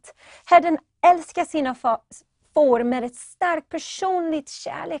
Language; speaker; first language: Swedish; non-native, fluent; English